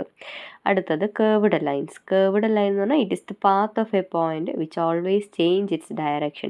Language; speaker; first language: Malayalam; native; Malayalam